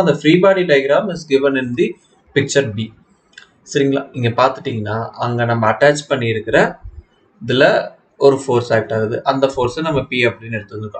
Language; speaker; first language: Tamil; native; Tamil